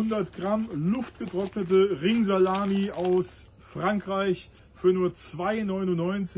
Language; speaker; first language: German; native; German